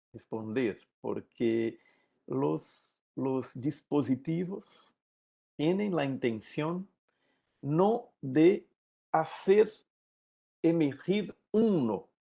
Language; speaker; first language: Spanish; non-native, learner; Portuguese